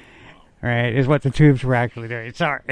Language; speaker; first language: English; native; English